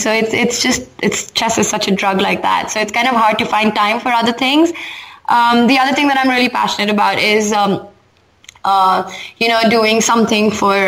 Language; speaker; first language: English; non-native, local second language; Hindi